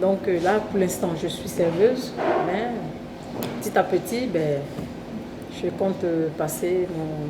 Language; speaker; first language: French; native; French